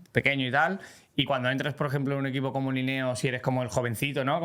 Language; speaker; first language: Spanish; native; Spanish